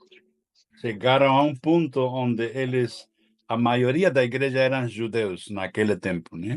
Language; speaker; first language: Portuguese; non-native, fluent; Spanish